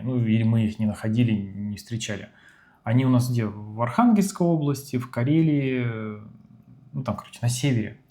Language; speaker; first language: Russian; native; Russian